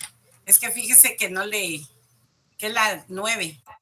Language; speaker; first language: Spanish; native; Spanish